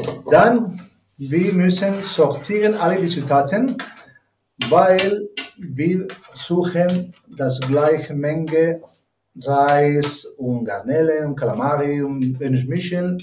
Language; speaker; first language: German; non-native, learner; Spanish